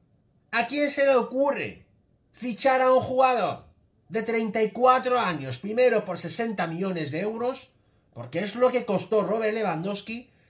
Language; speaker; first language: Spanish; native; Spanish